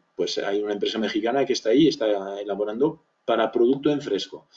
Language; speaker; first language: Spanish; early bilingual, other home language; French